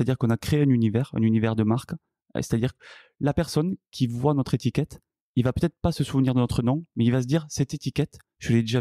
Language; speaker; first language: French; native; French